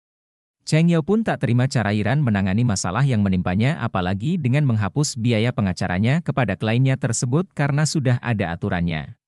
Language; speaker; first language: Indonesian; native; Indonesian